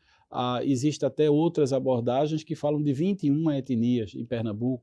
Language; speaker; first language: Portuguese; native; Portuguese